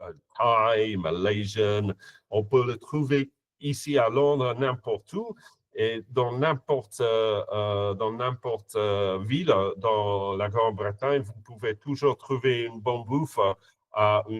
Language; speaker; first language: French; non-native, fluent; English